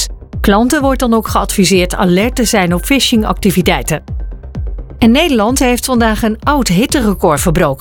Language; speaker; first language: Dutch; native; Dutch